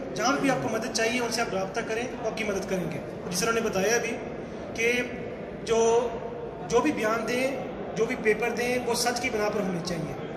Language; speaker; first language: Urdu; non-native, local second language; Punjabi